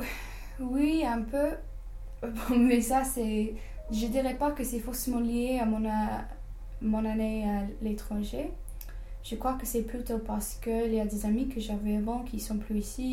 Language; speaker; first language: French; non-native, fluent; English